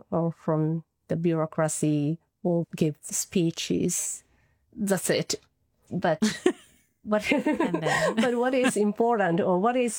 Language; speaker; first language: English; non-native, fluent; Japanese